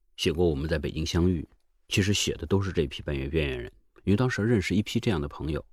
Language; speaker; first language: Chinese; native; Chinese